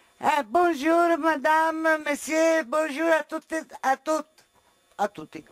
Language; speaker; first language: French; non-native, learner; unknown